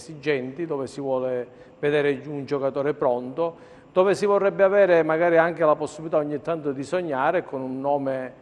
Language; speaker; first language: Italian; native; Italian